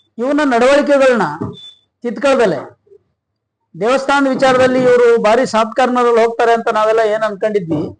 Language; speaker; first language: Kannada; non-native, local second language; Lambadi